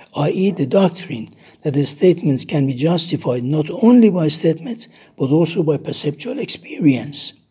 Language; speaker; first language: English; non-native, fluent; Persian